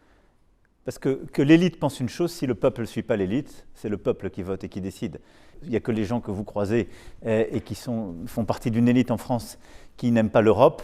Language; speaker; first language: French; native; French